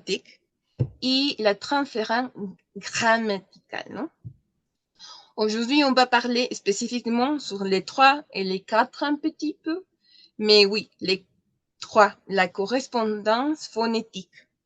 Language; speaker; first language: French; non-native, learner; Spanish